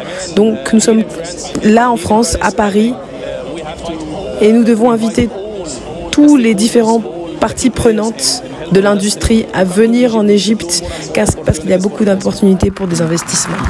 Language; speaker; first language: French; non-native, fluent; Arabic